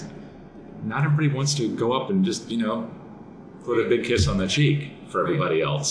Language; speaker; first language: English; native; English